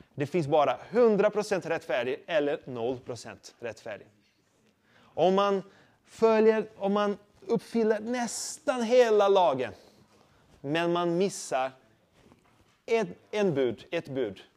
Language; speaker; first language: Swedish; non-native, fluent; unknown